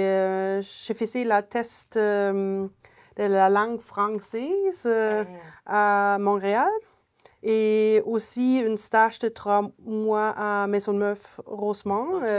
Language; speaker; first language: French; non-native, fluent; German